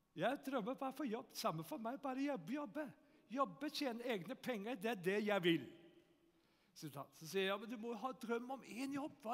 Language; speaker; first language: Norwegian; native; Norwegian